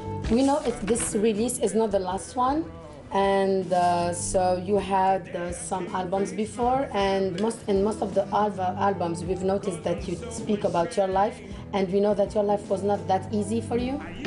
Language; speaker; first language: English; non-native, fluent; Arabic